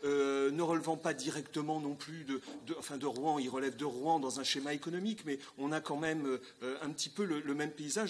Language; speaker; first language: French; native; French